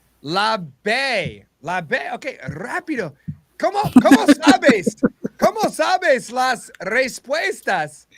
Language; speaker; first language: Spanish; non-native, learner; English